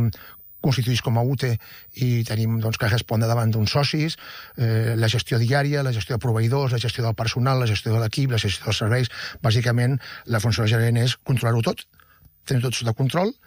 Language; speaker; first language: Catalan; native; Catalan